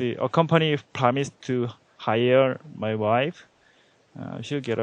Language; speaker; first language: English; non-native, learner; Korean